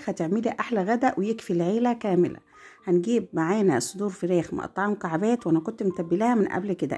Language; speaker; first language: Arabic; native; Arabic